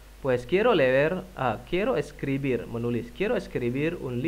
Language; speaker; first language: Spanish; non-native, fluent; Indonesian